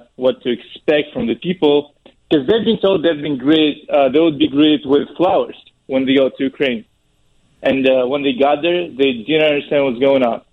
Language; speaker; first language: English; non-native, fluent; Russian